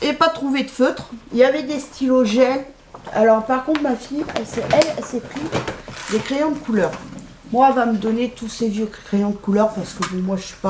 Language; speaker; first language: French; native; French